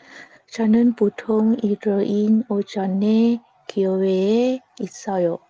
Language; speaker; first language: Korean; non-native, learner; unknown